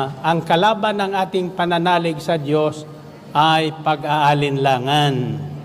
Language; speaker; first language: Filipino; native; Filipino